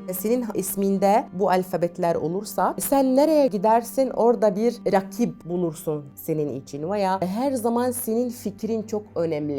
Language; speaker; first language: Turkish; non-native, fluent; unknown